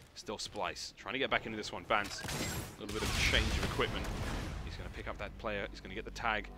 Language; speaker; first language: English; native; English